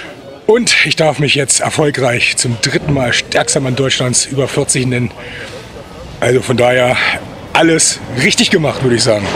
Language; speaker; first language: German; native; German